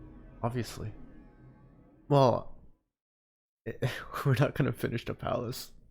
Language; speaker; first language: English; native; English